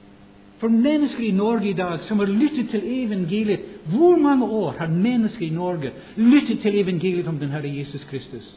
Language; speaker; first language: Swedish; non-native, fluent; English